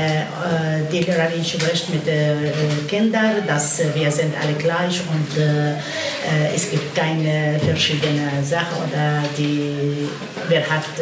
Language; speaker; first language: German; non-native, fluent; Arabic